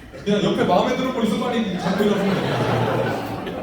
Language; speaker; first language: Korean; native; Korean